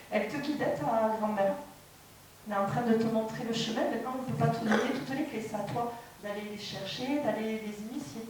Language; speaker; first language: French; native; French